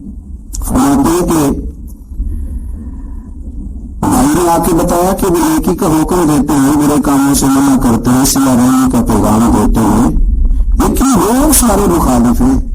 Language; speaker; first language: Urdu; non-native, local second language; Punjabi